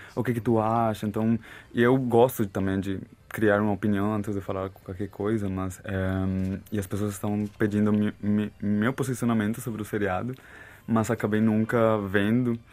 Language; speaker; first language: Portuguese; non-native, fluent; Spanish